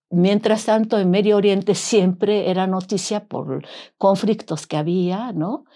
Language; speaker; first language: Spanish; non-native, fluent; Japanese